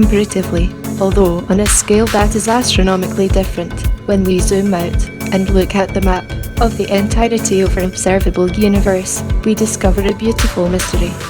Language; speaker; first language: English; native; English